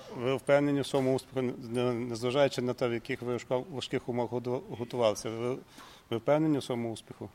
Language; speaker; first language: Ukrainian; native; Ukrainian